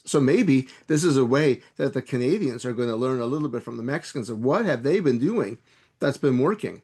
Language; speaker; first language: English; native; English